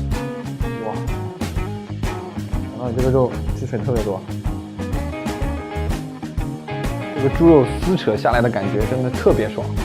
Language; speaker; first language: Chinese; native; Chinese